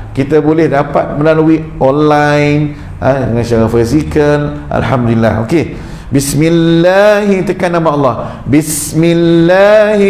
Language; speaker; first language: Malay; early bilingual, heritage; Malay